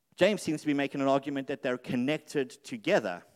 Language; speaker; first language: English; native; English